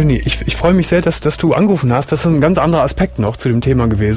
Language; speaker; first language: German; native; German